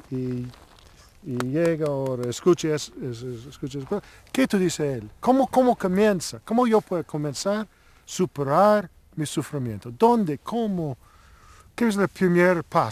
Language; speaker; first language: Spanish; non-native, learner; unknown